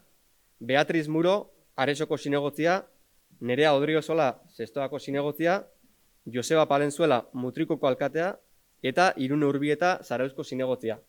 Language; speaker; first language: Basque; native; Basque